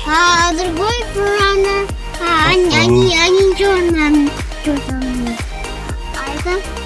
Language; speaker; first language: Russian; early bilingual, heritage; Russian